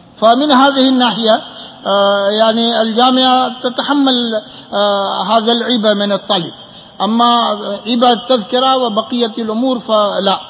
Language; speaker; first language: Arabic; non-native, fluent; Urdu